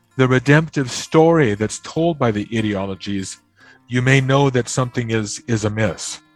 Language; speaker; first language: English; native; English